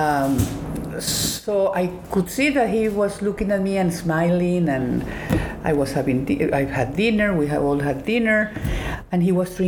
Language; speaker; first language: English; non-native, fluent; Spanish